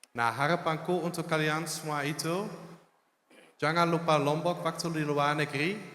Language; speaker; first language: Indonesian; non-native, fluent; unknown